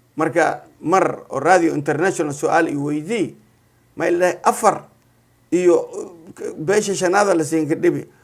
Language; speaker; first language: Somali; non-native, local second language; Maay